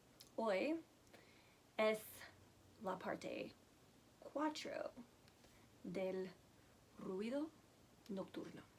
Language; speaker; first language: Spanish; non-native, fluent; English